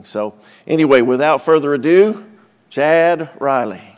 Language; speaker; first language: English; native; English